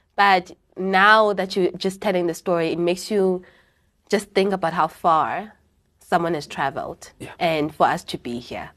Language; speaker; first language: English; non-native, local second language; Xhosa